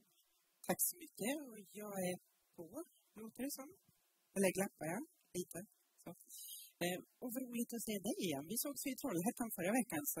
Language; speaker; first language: Swedish; native; Swedish